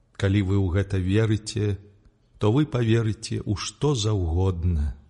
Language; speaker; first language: Belarusian; native; Belarusian